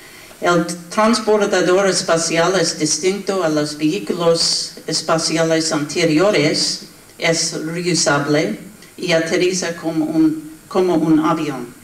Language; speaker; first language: Spanish; non-native, learner; English